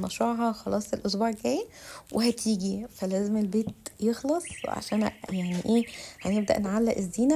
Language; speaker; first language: Arabic; native; Arabic